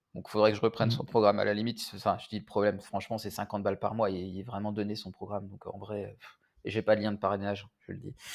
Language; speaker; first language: French; native; French